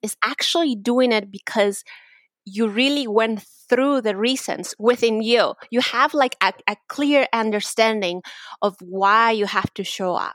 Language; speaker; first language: English; non-native, fluent; Spanish